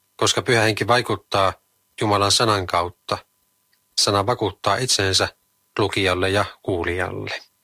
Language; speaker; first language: Finnish; native; Finnish